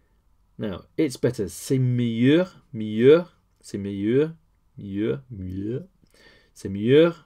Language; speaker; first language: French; non-native, learner; English